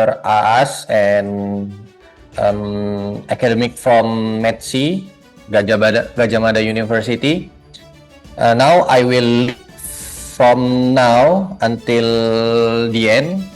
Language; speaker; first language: English; non-native, learner; Indonesian